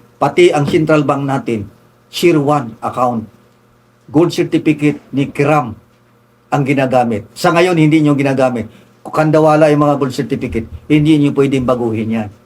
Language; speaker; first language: Filipino; non-native, local second language; Tausug